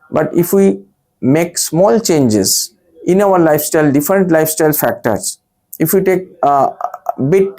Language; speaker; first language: English; non-native, local second language; Bangla